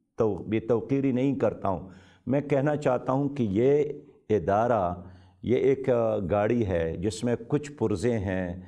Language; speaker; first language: Urdu; non-native, local second language; Pashto